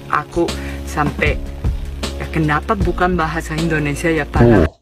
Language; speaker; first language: Indonesian; non-native, fluent; Spanish